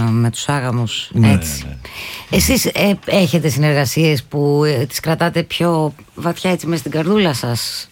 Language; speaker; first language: Greek; early bilingual, heritage; Greek